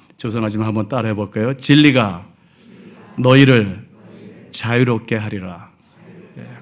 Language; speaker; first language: Korean; early bilingual, heritage; Korean